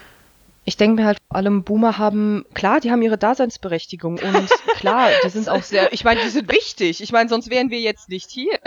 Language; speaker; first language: German; native; German